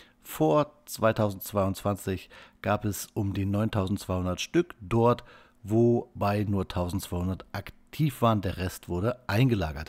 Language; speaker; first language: German; native; German